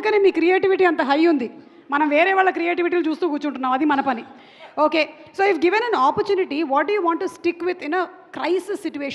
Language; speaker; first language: Telugu; native; Telugu